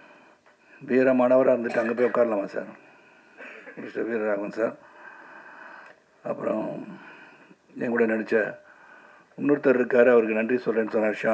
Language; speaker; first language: Tamil; native; Tamil